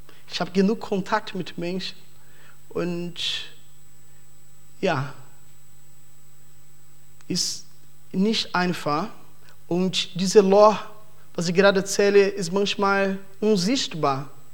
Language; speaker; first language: German; non-native, fluent; Portuguese